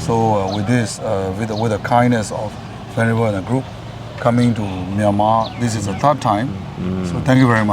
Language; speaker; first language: English; non-native, fluent; Burmese